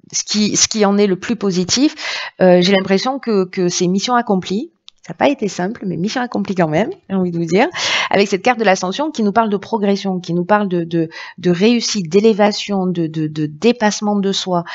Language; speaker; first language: French; native; French